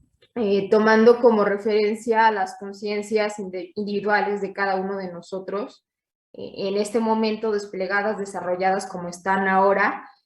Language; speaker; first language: Spanish; native; Spanish